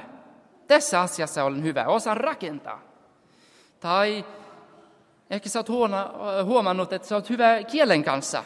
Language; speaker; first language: Finnish; non-native, fluent; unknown